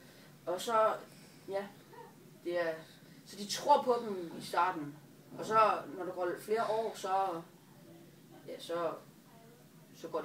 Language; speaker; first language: Danish; native; Danish